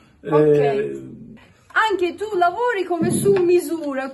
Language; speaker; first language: Italian; non-native, learner; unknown